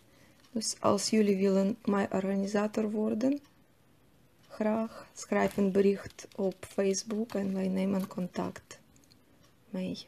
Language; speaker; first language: Dutch; non-native, fluent; Russian